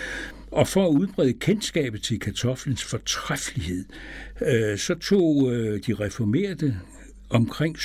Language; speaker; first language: Danish; native; Danish